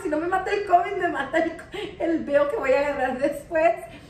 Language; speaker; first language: Spanish; early bilingual, heritage; Spanish